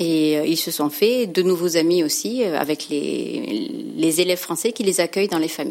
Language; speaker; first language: French; native; French